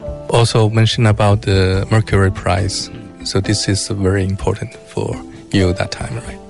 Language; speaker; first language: English; non-native, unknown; Chinese